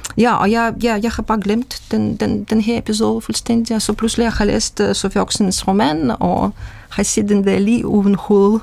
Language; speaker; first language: Danish; non-native, fluent; Russian